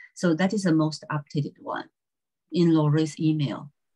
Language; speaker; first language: English; non-native, fluent; Chinese